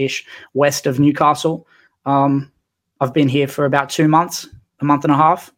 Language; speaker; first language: English; native; English